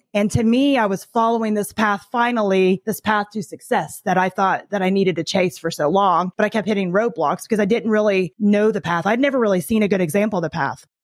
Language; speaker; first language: English; native; English